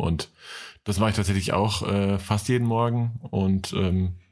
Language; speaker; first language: German; native; German